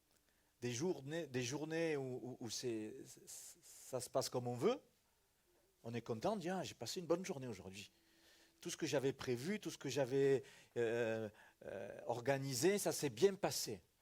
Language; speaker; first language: French; native; French